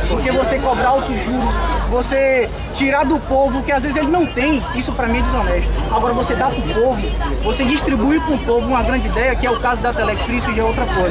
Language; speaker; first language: Portuguese; native; Portuguese